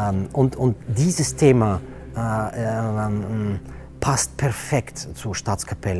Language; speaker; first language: German; non-native, fluent; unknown